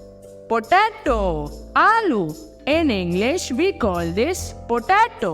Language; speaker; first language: English; non-native, local second language; Hindi